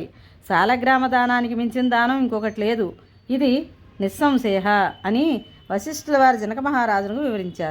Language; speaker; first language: Telugu; native; Telugu